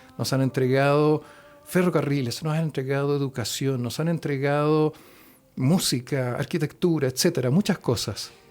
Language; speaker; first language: Spanish; native; Spanish